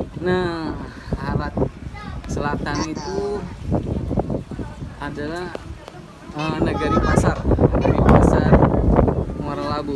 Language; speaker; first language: Indonesian; non-native, local second language; Minangkabau